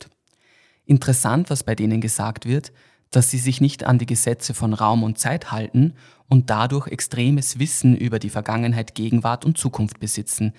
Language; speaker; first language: German; native; German